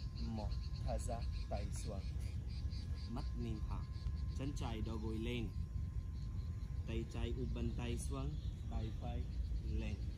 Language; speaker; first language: Vietnamese; non-native, learner; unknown